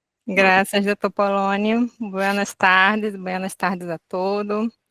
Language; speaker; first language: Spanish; non-native, learner; Portuguese